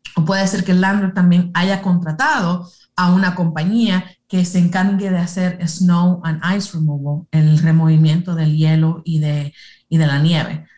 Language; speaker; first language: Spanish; early bilingual, heritage; Spanish